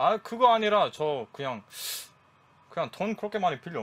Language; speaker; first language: Korean; non-native, learner; Croatian